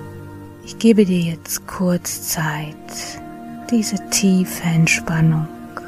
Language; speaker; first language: German; native; German